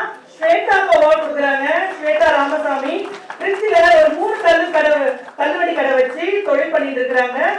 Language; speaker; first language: Tamil; native; Tamil